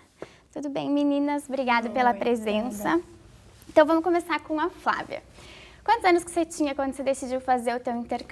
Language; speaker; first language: Portuguese; native; Portuguese